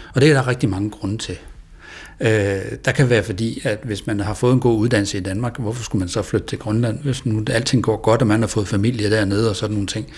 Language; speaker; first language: Danish; native; Danish